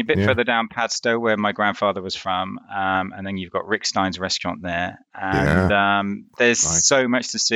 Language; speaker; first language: English; native; English